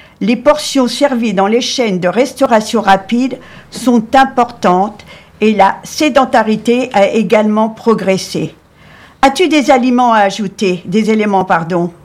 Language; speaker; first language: French; native; French